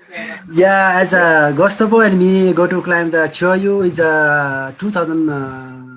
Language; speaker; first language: English; non-native, learner; Nepali